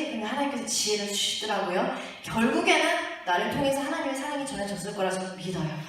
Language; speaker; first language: Korean; early bilingual, heritage; Korean